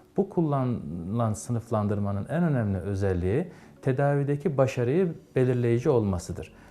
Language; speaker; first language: Turkish; native; Turkish